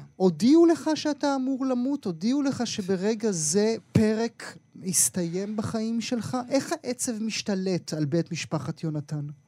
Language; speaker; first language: Hebrew; native; Hebrew